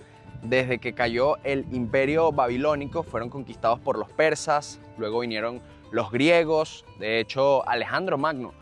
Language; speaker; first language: Spanish; native; Spanish